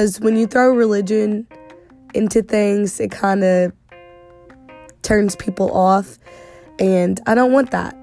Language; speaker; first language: English; native; English